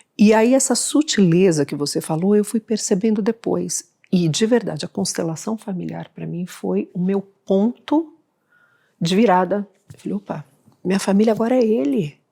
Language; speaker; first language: Portuguese; early bilingual, other home language; Spanish